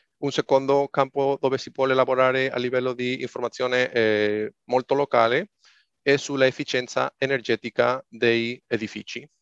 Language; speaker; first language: Italian; non-native, fluent; Spanish